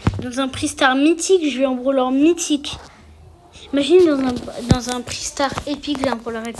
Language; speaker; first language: French; native; French